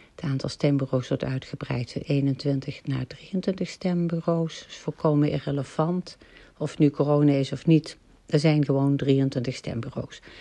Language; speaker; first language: Dutch; native; Dutch